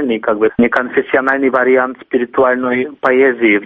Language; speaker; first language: Russian; non-native, fluent; Czech